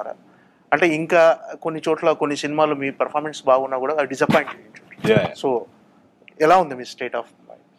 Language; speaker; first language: Telugu; native; Telugu